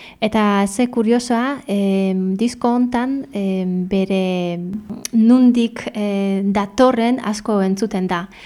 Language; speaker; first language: Basque; non-native, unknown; Polish